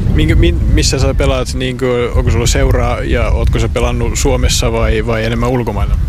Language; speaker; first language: Finnish; native; Finnish